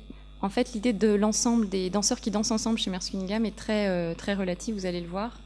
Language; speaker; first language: French; native; French